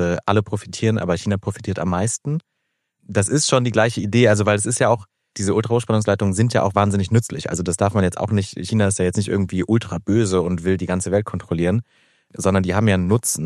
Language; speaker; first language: German; native; German